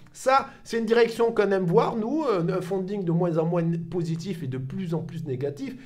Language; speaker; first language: French; native; French